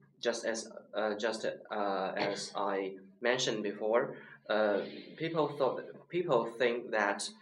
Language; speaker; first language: English; non-native, learner; Chinese